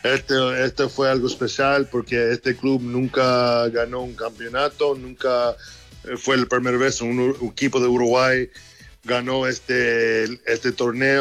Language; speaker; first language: Spanish; early bilingual, heritage; English